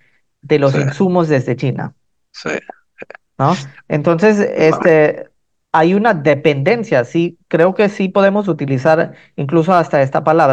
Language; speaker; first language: Spanish; non-native, fluent; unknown